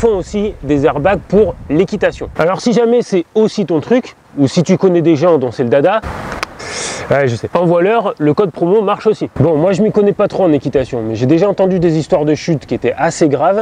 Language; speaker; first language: French; native; French